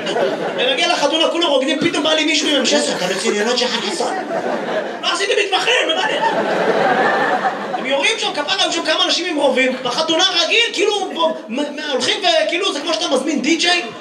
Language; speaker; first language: Hebrew; native; Hebrew